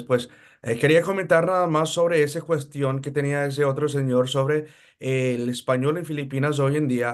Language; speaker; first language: Spanish; early bilingual, heritage; Filipino